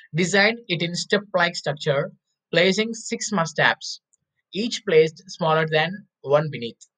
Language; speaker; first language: English; non-native, local second language; Telugu